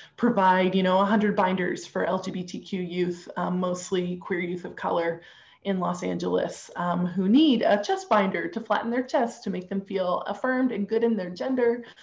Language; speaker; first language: English; native; English